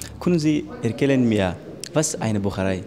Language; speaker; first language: German; non-native, learner; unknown